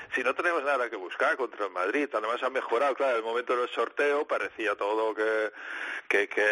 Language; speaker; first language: Spanish; non-native, fluent; Dutch